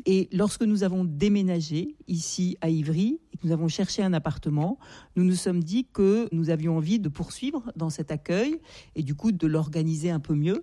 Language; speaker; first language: French; native; French